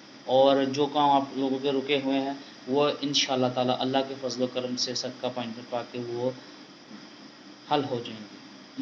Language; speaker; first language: Hindi; non-native, local second language; Punjabi